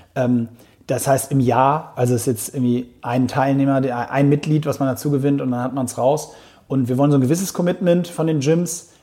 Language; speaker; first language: German; native; German